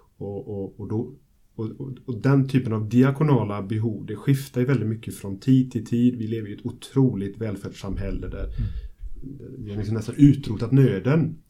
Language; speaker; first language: Swedish; native; Swedish